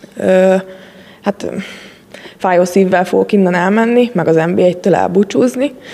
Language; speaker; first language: Hungarian; native; Hungarian